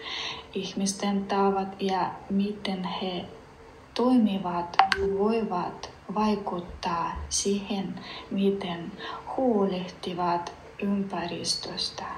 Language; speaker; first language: Finnish; non-native, learner; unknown